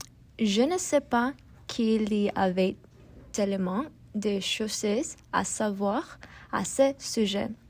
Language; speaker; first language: French; non-native, learner; English